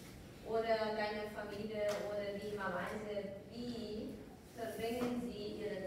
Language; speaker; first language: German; non-native, fluent; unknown